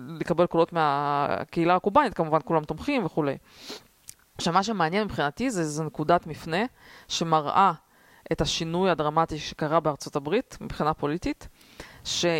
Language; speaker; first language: Hebrew; early bilingual, other home language; Russian